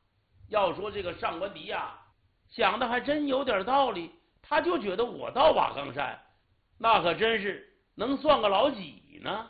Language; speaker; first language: Chinese; native; Chinese